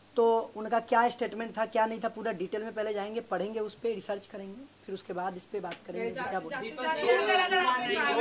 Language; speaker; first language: Hindi; native; Hindi